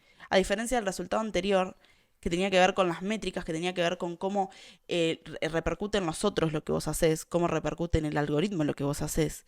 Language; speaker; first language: Spanish; native; Spanish